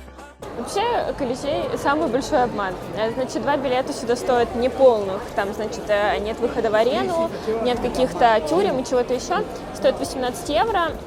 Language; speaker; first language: Russian; native; Russian